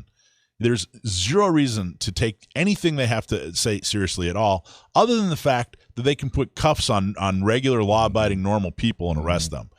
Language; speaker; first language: English; native; English